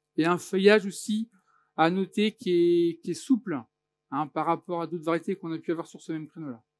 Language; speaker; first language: French; native; French